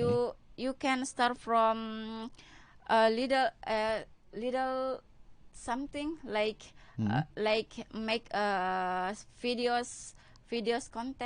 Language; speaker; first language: English; non-native, learner; Indonesian